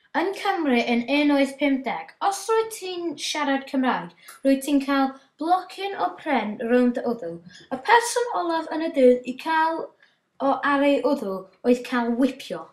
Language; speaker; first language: Welsh; non-native, local second language; English